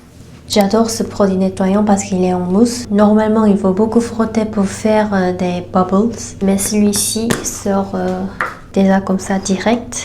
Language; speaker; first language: French; non-native, fluent; Korean